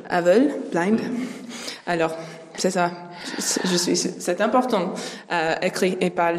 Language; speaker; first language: French; non-native, learner; English